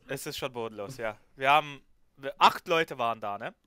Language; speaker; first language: German; early bilingual, other home language; Ukrainian